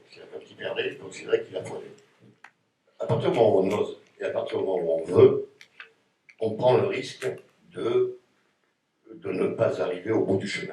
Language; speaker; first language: French; native; French